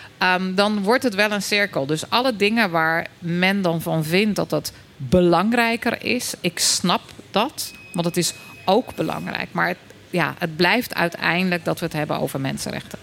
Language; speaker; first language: Dutch; native; Dutch